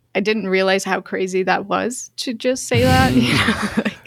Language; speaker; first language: English; non-native, fluent; Dutch